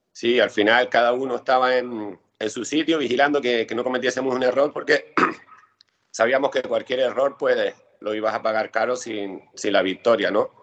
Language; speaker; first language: Spanish; native; Spanish